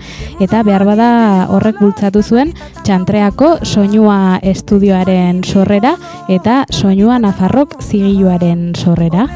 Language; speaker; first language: Basque; native; Basque